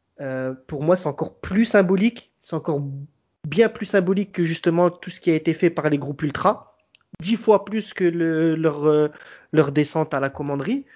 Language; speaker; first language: French; native; French